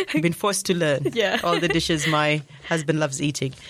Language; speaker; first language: English; native; English